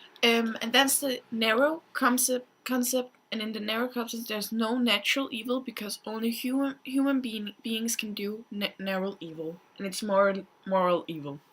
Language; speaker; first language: English; non-native, fluent; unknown